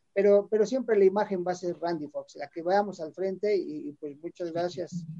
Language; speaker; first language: Spanish; native; Spanish